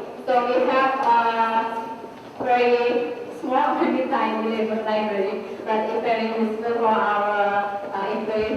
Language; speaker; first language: English; non-native, local second language; Indonesian